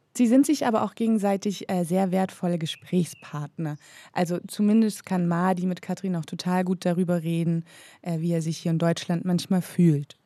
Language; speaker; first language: German; native; German